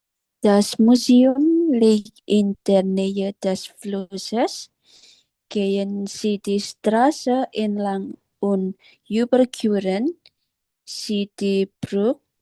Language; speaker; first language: German; non-native, learner; Indonesian